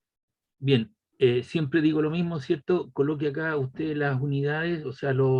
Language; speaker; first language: Spanish; native; Spanish